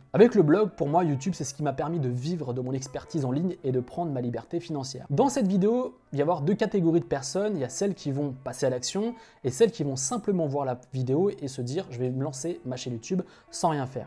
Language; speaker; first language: French; native; French